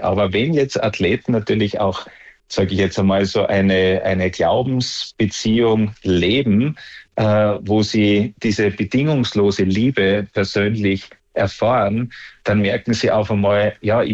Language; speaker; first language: German; native; German